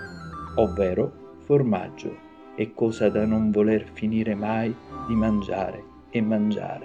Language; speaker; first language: Italian; native; Italian